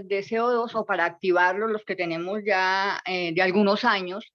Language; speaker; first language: Spanish; native; Spanish